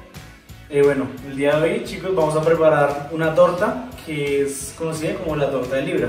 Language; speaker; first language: Spanish; native; Spanish